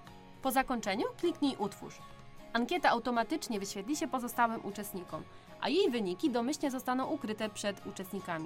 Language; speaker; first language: Polish; native; Polish